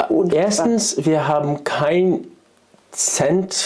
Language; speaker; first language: German; non-native, fluent; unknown